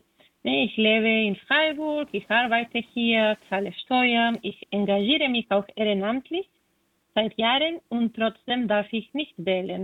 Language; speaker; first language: German; non-native, fluent; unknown